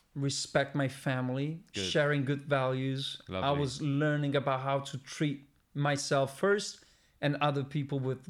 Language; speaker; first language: English; non-native, fluent; Italian